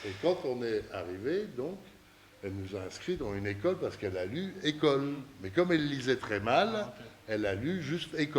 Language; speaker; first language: French; early bilingual, other home language; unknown